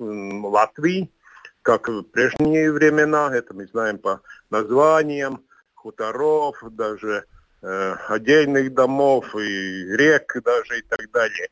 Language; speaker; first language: Russian; non-native, local second language; Latvian